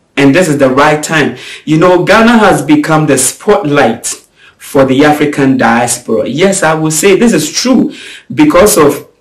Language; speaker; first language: English; non-native, local second language; Akan